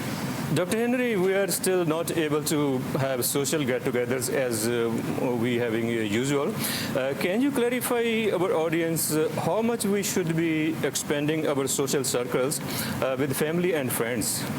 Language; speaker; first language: English; non-native, fluent; Punjabi